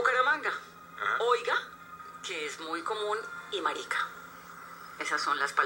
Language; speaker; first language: Spanish; native; Spanish